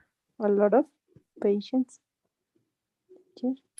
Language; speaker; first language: English; non-native, learner; Spanish